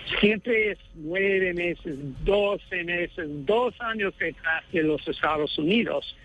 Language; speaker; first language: Spanish; non-native, fluent; English